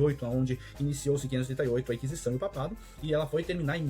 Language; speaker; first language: Portuguese; native; Portuguese